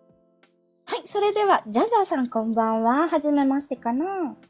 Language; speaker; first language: Japanese; non-native, fluent; Filipino